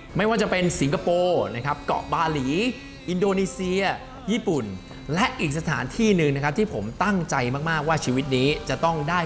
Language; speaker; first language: Thai; native; Thai